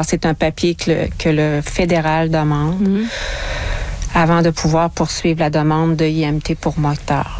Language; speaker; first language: French; native; French